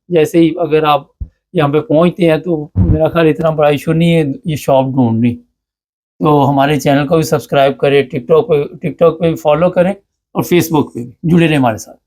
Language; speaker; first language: Urdu; non-native, local second language; Punjabi